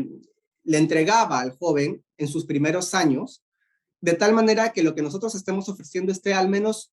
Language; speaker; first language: Spanish; native; Spanish